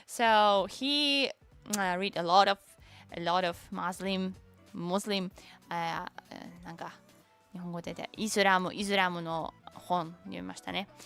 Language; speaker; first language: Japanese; non-native, learner; Russian